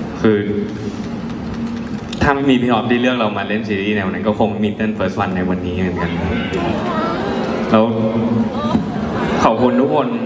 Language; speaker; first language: Thai; native; Thai